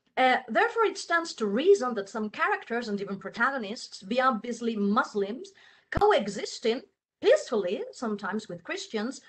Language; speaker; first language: English; non-native, fluent; Catalan